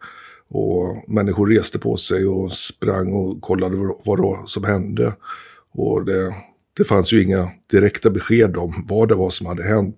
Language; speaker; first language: Swedish; native; Swedish